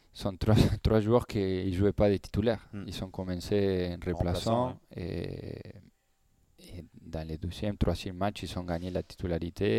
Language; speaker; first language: French; non-native, learner; Spanish